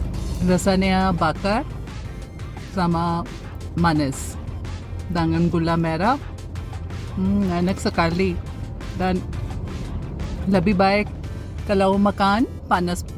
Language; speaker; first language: Indonesian; non-native, learner; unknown